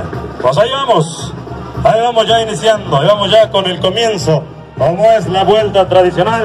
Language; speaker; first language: Spanish; native; Spanish